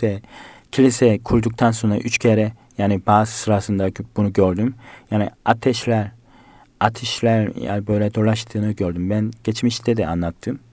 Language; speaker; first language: Turkish; non-native, fluent; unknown